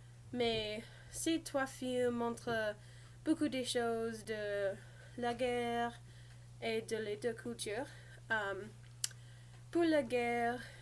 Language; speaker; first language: French; non-native, learner; English